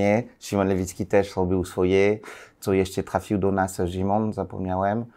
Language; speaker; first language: Polish; non-native, learner; French